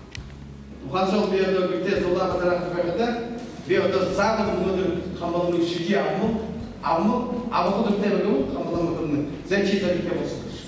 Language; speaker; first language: Mongolian; non-native, learner; Buriat